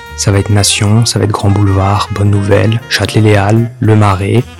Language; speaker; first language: French; native; French